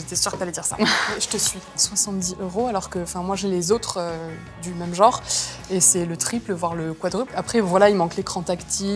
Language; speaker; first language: French; native; French